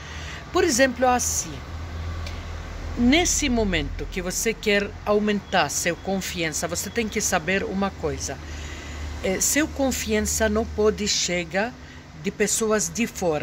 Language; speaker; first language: Portuguese; non-native, fluent; Arabic